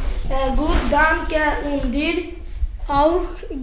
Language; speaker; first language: German; non-native, learner; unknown